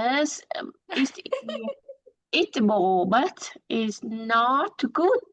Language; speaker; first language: English; non-native, learner; Vietnamese